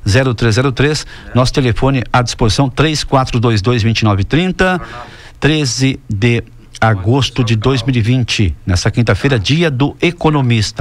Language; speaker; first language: Portuguese; native; Portuguese